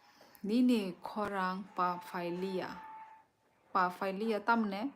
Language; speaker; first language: Hindi; non-native, local second language; Kok Borok